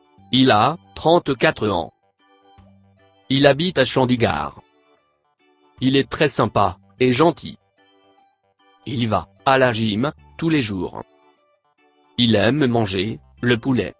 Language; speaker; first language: French; non-native, learner; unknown